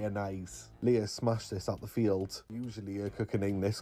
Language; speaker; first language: English; native; English